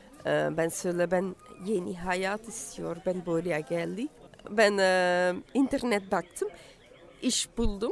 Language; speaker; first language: Turkish; non-native, learner; Dutch